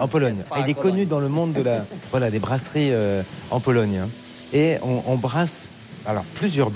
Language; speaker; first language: French; native; French